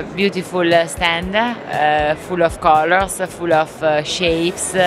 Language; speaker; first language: English; non-native, fluent; Italian